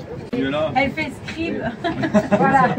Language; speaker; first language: French; native; French